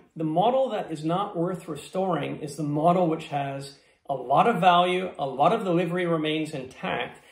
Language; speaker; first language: English; native; English